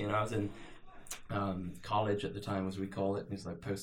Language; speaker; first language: English; native; English